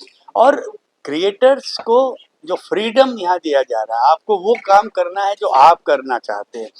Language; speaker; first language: Hindi; native; Hindi